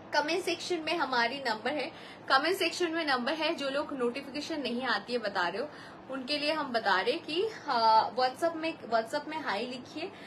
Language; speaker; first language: Hindi; non-native, local second language; Bangla